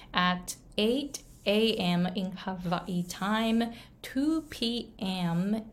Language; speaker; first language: English; non-native, fluent; Japanese